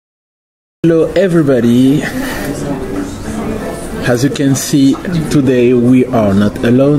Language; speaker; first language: English; non-native, learner; French